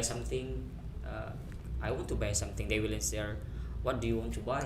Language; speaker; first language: English; non-native, fluent; Indonesian